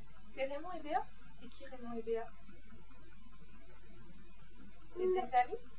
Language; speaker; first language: French; native; French